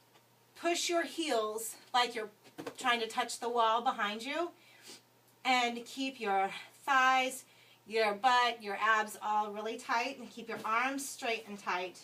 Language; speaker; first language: English; native; English